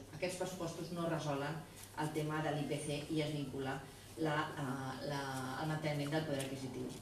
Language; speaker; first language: Catalan; non-native, local second language; Spanish